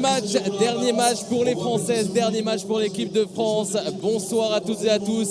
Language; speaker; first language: French; native; French